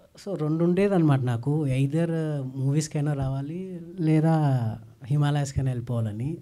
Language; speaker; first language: Telugu; native; Telugu